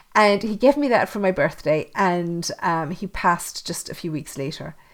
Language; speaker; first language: English; native; English